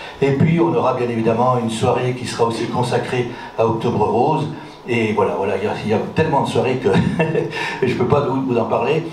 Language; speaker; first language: French; native; French